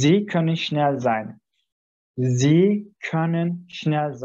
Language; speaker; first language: German; non-native, learner; Turkish